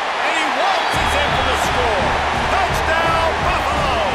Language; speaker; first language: English; native; English